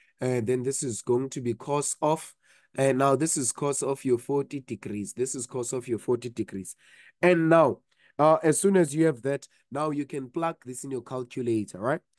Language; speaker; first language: English; non-native, local second language; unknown